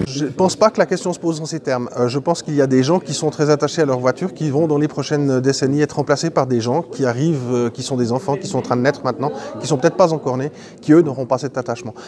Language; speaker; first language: French; native; French